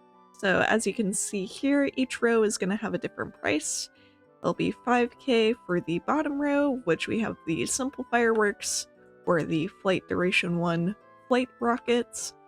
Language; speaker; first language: English; native; English